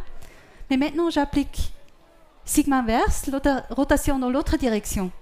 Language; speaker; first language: French; non-native, fluent; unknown